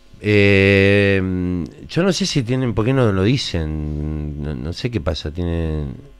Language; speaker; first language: Spanish; native; Spanish